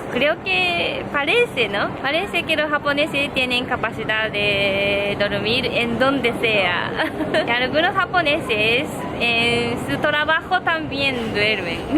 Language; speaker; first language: Spanish; non-native, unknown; Japanese